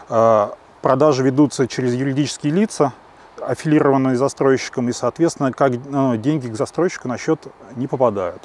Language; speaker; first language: Russian; native; Russian